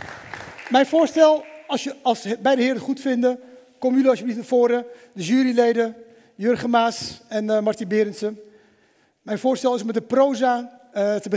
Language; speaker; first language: Dutch; native; Dutch